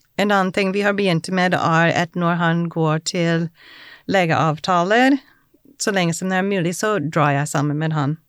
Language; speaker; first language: Norwegian; non-native, fluent; English